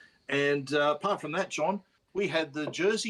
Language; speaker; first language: English; native; English